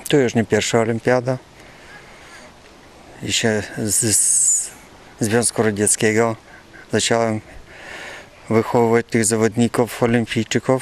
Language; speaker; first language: Polish; non-native, fluent; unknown